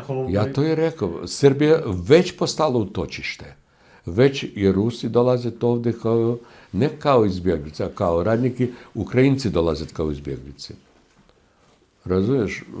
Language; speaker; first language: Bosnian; non-native, learner; Russian